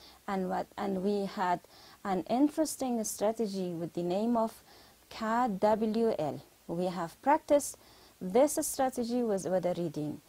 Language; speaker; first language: English; non-native, fluent; Persian